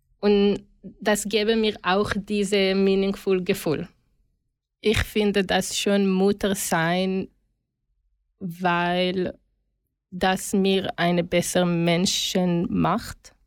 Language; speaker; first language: German; non-native, learner; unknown